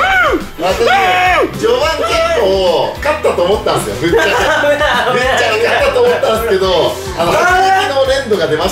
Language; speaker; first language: Japanese; native; Japanese